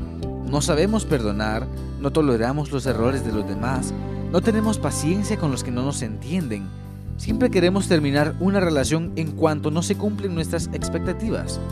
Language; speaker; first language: Spanish; native; Spanish